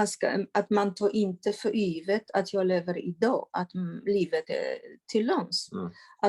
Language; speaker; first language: Swedish; non-native, fluent; Polish